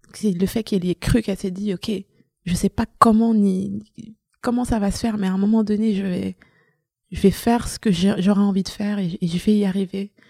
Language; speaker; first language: French; native; French